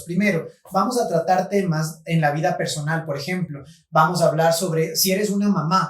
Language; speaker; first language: Spanish; native; Spanish